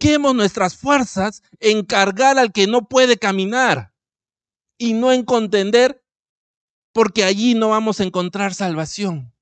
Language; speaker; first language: Spanish; native; Spanish